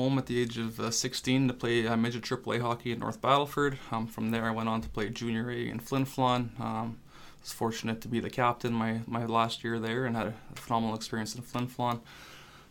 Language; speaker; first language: English; non-native, fluent; French